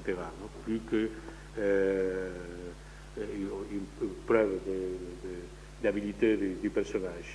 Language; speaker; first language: French; non-native, fluent; Spanish